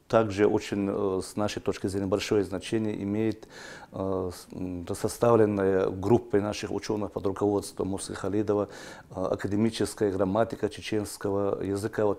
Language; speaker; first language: Russian; non-native, local second language; Chechen